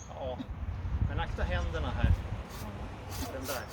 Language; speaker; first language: Swedish; native; Swedish